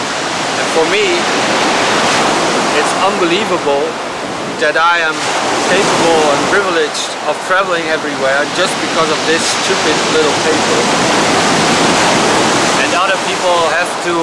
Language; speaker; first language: English; non-native, fluent; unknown